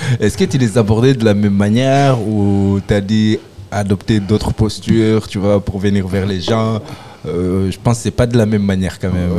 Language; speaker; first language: French; native; French